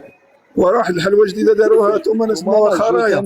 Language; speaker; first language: Arabic; native; Arabic